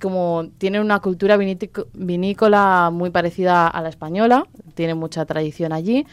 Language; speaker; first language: Spanish; native; Spanish